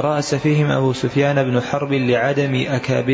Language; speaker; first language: Arabic; native; Arabic